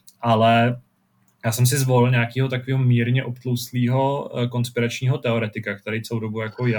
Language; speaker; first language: Czech; native; Czech